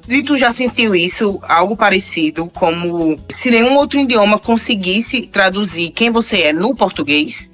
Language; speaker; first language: Portuguese; native; Portuguese